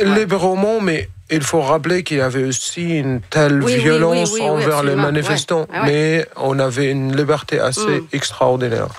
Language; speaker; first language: French; non-native, fluent; Arabic